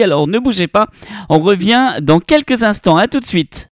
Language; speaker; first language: French; native; French